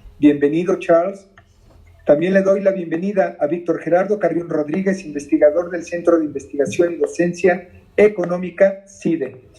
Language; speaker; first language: Spanish; native; Spanish